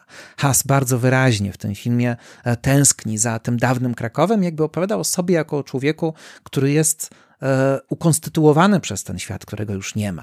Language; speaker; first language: Polish; native; Polish